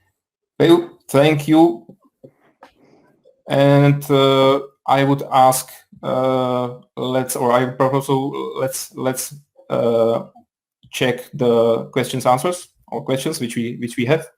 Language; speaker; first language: English; non-native, fluent; Czech